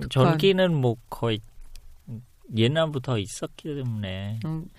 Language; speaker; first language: Korean; non-native, fluent; Vietnamese